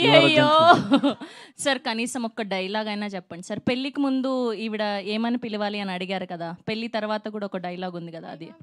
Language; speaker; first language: Telugu; native; Telugu